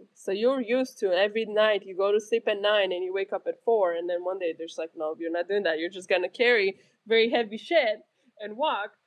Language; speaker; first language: English; non-native, fluent; Romanian